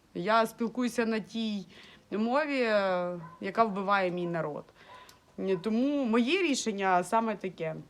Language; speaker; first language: Ukrainian; non-native, local second language; Russian